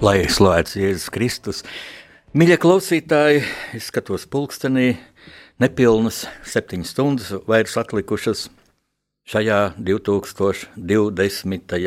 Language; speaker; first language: Latvian; native; Latvian